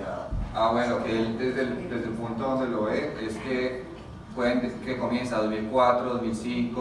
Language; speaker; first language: Spanish; native; Spanish